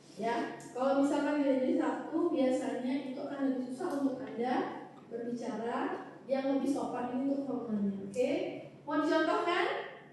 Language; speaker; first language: Indonesian; native; Indonesian